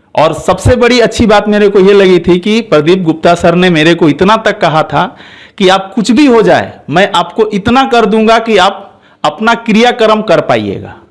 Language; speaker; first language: Hindi; non-native, local second language; Assamese